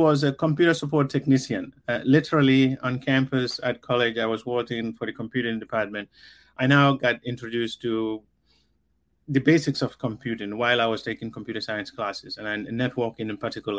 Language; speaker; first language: English; non-native, local second language; Mandingo